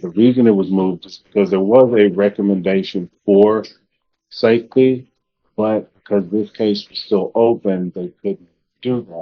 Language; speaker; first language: English; native; English